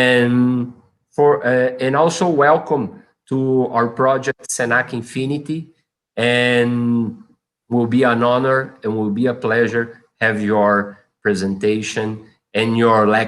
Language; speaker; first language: English; non-native, fluent; Portuguese